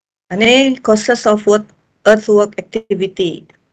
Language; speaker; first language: English; non-native, local second language; Malay